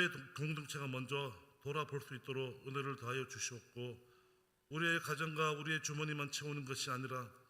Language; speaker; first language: Korean; native; Korean